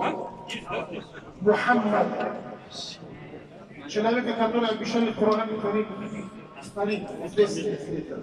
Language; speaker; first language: Russian; non-native, learner; Tajik